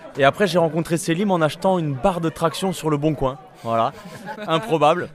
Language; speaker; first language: French; native; French